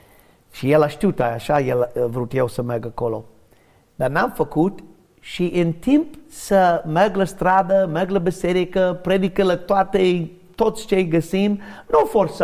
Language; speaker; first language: Romanian; non-native, learner; English